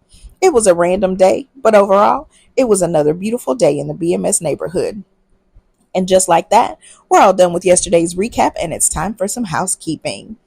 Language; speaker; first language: English; native; English